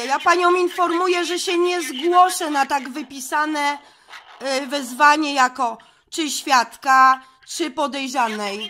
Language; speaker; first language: Polish; native; Polish